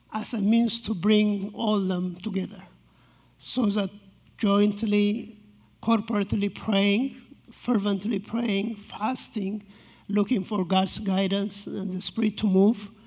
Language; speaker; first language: English; non-native, fluent; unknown